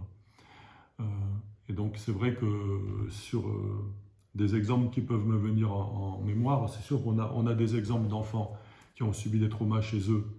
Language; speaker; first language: French; native; French